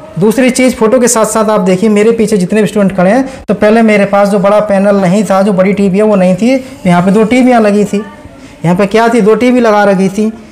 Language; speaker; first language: Hindi; native; Hindi